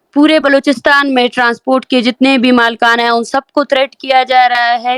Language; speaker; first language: Urdu; non-native, local second language; Baluchi